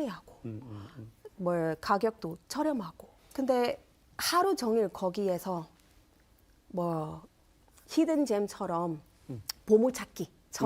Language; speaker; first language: Korean; non-native, fluent; English